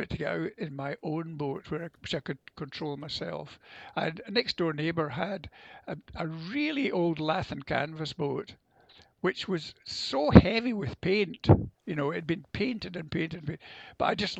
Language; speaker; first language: English; native; English